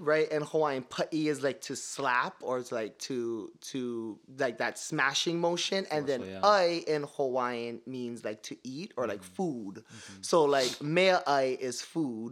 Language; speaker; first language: English; early bilingual, other home language; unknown